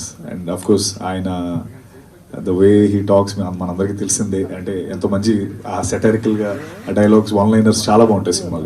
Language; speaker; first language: Telugu; native; Telugu